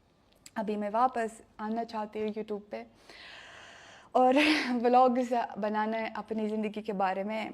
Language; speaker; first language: Hindi; non-native, fluent; Russian